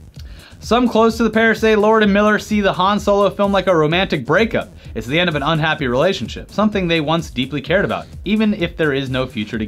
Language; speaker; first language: English; native; English